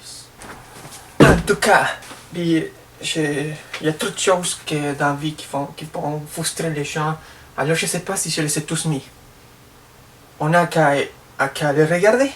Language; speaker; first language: French; native; French